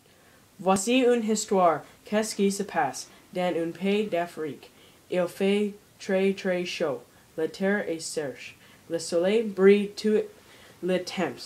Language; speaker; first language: French; non-native, learner; English